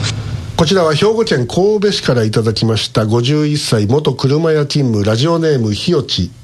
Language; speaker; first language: Japanese; native; Japanese